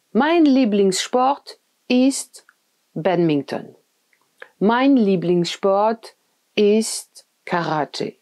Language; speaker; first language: German; non-native, fluent; French